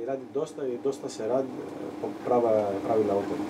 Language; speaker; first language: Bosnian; non-native, learner; Greek